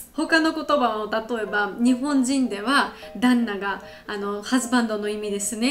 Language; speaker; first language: Japanese; non-native, learner; Georgian